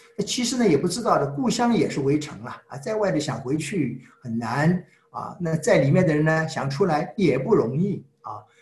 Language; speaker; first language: Chinese; native; Chinese